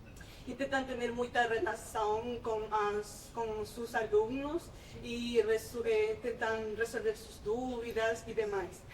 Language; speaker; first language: Portuguese; non-native, fluent; Spanish